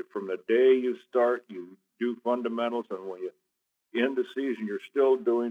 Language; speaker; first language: English; native; English